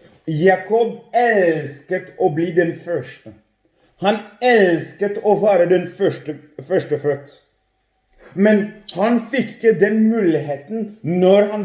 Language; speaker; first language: Norwegian; non-native, fluent; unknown